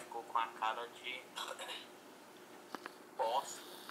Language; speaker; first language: Portuguese; native; Portuguese